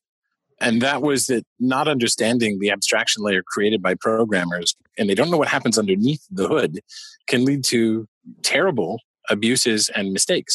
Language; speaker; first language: English; native; English